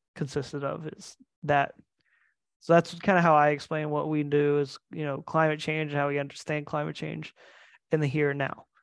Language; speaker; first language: English; native; English